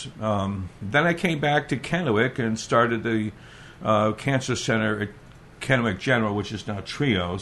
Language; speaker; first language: English; native; English